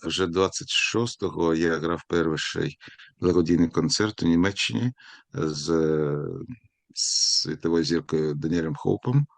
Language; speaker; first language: Ukrainian; non-native, local second language; Russian